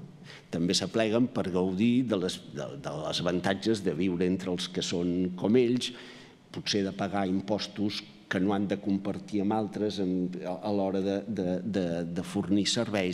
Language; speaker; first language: Catalan; native; Catalan